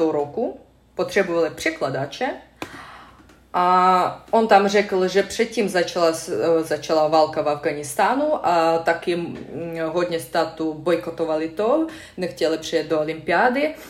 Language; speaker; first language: Czech; non-native, fluent; Russian